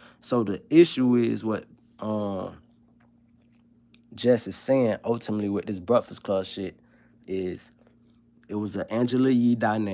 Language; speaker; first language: English; native; English